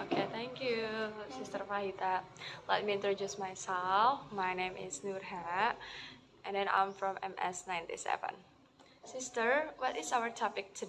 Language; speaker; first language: English; non-native, learner; Indonesian